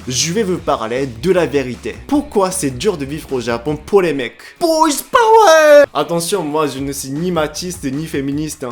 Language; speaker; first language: French; non-native, fluent; Japanese